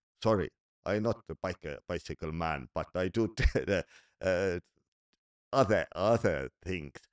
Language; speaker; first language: English; non-native, learner; Estonian